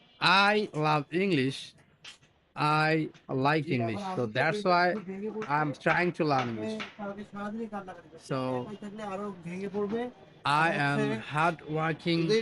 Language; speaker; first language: English; non-native, learner; Bangla